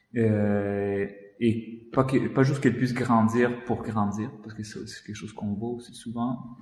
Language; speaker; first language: French; non-native, fluent; Spanish